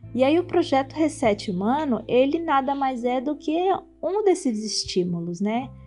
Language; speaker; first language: Portuguese; native; Portuguese